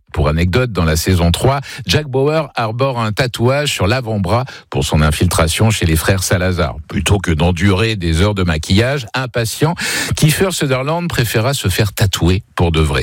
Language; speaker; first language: French; native; French